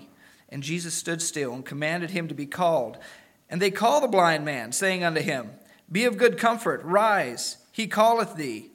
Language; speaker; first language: English; native; English